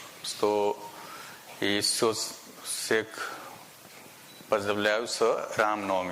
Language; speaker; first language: Russian; non-native, learner; Hindi